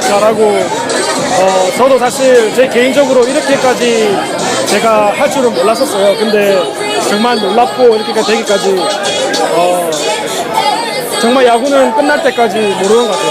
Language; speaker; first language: Korean; native; Korean